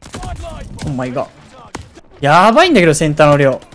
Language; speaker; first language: Japanese; native; Japanese